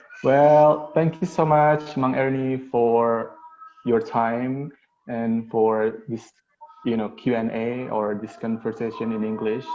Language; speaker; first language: English; non-native, local second language; Indonesian